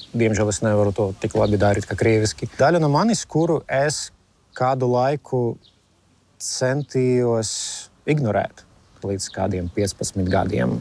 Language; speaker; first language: Latvian; non-native, local second language; Russian